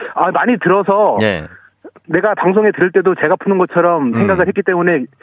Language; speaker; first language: Korean; native; Korean